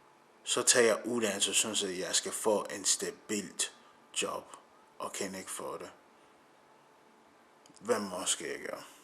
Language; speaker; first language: Danish; non-native, learner; English